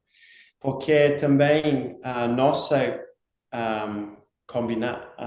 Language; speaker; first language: Portuguese; non-native, learner; English